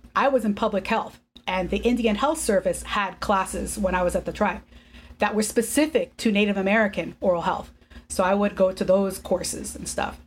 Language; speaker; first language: English; early bilingual, other home language; Spanish